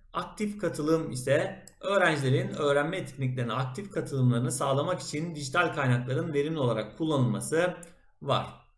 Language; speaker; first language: Turkish; native; Turkish